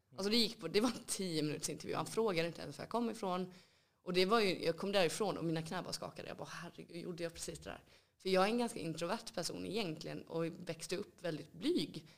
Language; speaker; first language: Swedish; native; Swedish